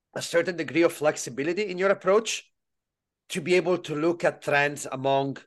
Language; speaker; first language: English; non-native, fluent; Italian